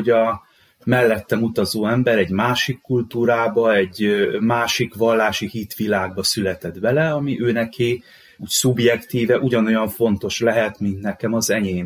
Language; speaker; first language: Hungarian; native; Hungarian